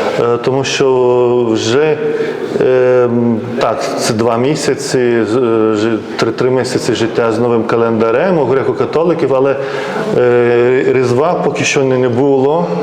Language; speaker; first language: Ukrainian; non-native, fluent; Lithuanian